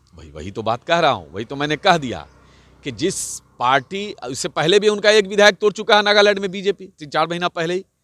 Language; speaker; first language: Hindi; native; Hindi